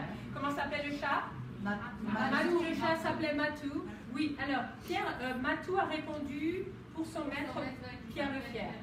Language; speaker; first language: French; non-native, fluent; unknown